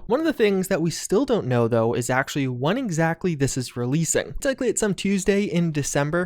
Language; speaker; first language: English; native; English